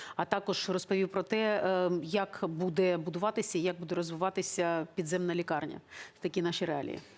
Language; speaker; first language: Ukrainian; native; Ukrainian